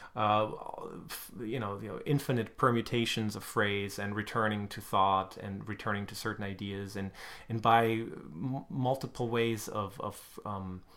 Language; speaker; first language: English; non-native, fluent; German